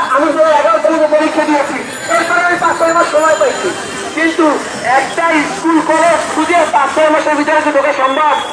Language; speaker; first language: Bangla; native; Bangla